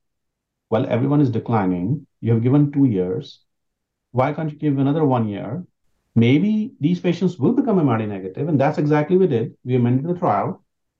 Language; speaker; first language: English; non-native, local second language; Hindi